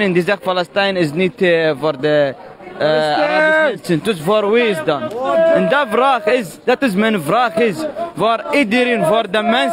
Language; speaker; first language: Dutch; non-native, learner; Arabic